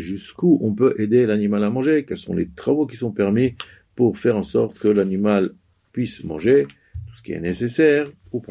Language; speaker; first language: French; native; French